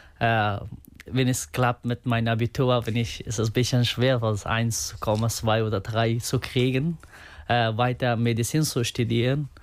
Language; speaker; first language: German; non-native, fluent; Persian